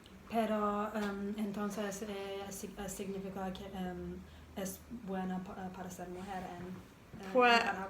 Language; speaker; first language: Spanish; non-native, learner; English